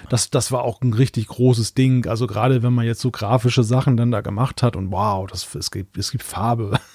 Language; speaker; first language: German; native; German